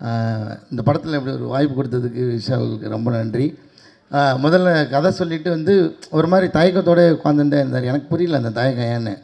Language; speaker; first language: Tamil; native; Tamil